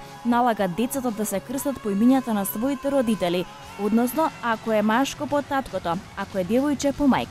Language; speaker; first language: Macedonian; native; Macedonian